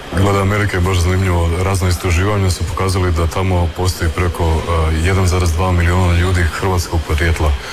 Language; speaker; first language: Croatian; early bilingual, heritage; Croatian